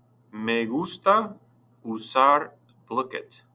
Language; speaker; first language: Spanish; non-native, fluent; English